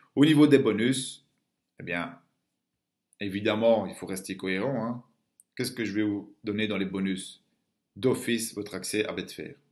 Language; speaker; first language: French; native; French